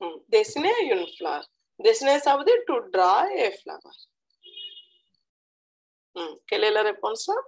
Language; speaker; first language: French; non-native, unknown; Telugu